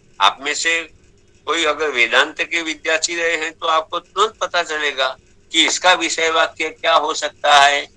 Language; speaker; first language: Hindi; non-native, local second language; Gujarati